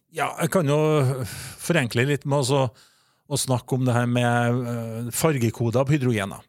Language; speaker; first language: Norwegian; native; Norwegian